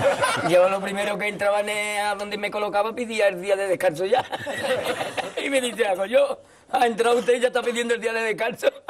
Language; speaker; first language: Spanish; native; Spanish